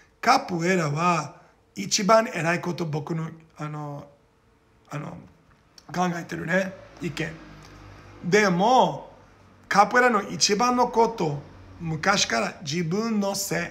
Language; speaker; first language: Japanese; non-native, learner; Portuguese